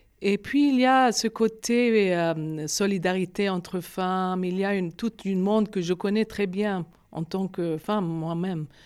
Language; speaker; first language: French; non-native, fluent; Arabic